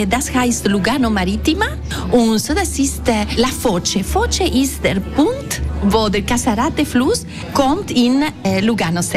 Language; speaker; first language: German; non-native, learner; Italian